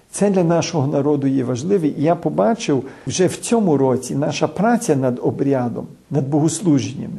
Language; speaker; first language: Ukrainian; early bilingual, heritage; Ukrainian